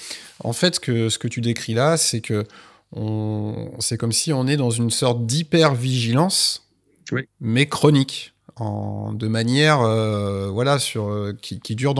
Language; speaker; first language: French; native; French